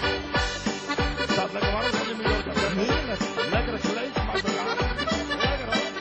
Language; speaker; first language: Dutch; native; Dutch